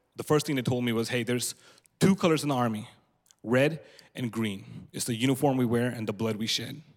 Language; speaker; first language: English; non-native, local second language; Punjabi